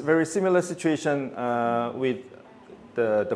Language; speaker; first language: English; non-native, fluent; Korean